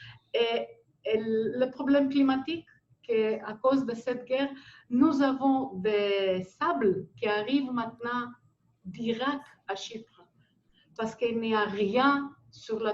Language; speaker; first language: French; non-native, fluent; Greek